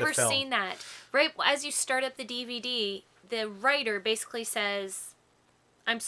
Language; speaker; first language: English; native; English